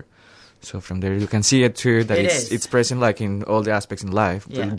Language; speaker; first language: English; non-native, fluent; Spanish